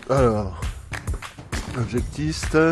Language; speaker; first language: French; native; French